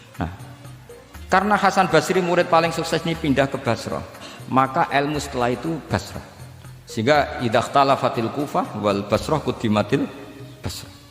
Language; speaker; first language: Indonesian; non-native, local second language; Javanese